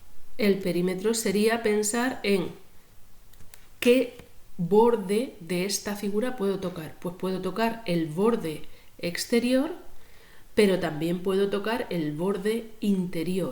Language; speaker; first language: Spanish; native; Spanish